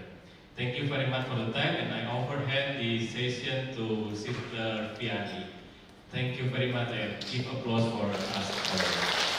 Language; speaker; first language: English; non-native, fluent; Indonesian